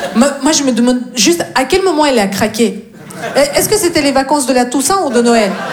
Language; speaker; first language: French; non-native, fluent; Russian